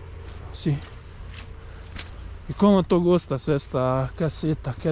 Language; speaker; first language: Spanish; non-native, learner; Croatian